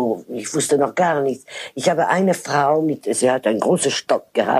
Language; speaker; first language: German; non-native, fluent; French